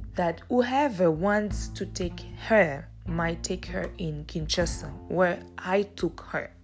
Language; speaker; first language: English; early bilingual, other home language; Lingala